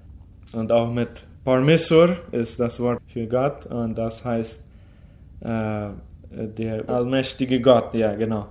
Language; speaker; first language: German; early bilingual, heritage; German